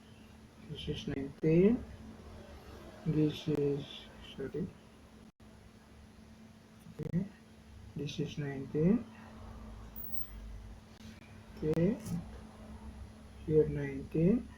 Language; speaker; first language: English; non-native, learner; Indonesian